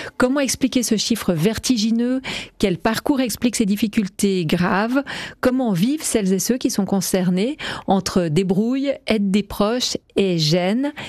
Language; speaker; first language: French; native; French